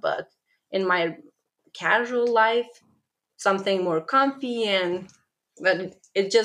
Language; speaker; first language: English; non-native, fluent; Albanian